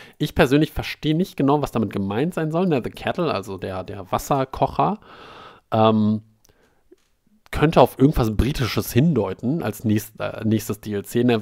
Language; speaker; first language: German; native; German